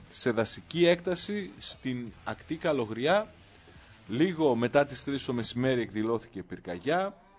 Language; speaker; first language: Greek; native; Greek